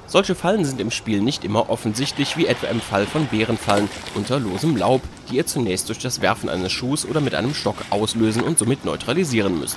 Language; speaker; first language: German; native; German